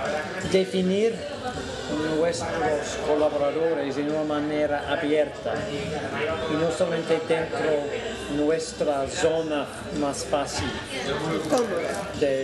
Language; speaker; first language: Spanish; non-native, fluent; English